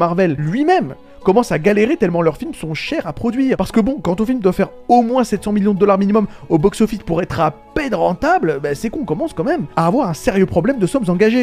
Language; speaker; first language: French; native; French